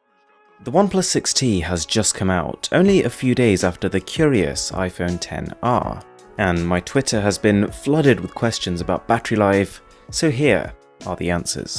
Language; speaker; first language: English; native; English